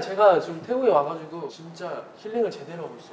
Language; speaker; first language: Korean; native; Korean